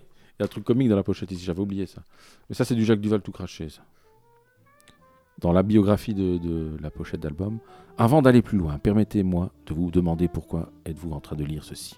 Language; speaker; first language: French; native; French